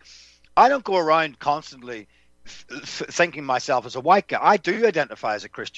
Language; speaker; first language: English; native; English